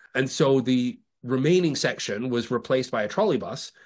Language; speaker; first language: English; native; English